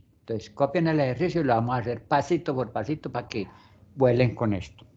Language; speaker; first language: Spanish; native; Spanish